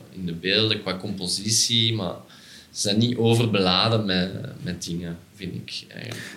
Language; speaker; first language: Dutch; non-native, fluent; Persian